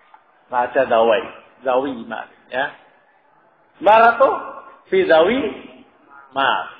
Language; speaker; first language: Arabic; non-native, fluent; Indonesian